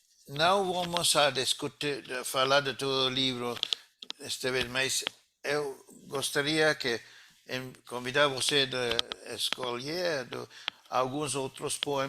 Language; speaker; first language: Portuguese; non-native, fluent; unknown